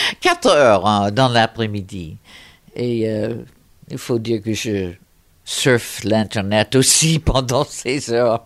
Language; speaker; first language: French; non-native, fluent; English